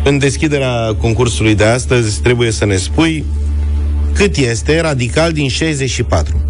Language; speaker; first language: Romanian; native; Romanian